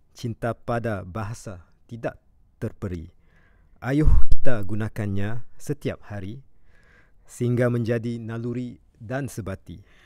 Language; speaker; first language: Malay; native; Malay